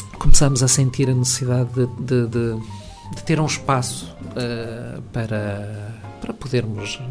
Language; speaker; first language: Portuguese; native; Portuguese